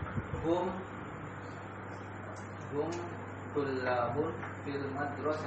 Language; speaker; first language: Arabic; non-native, learner; Indonesian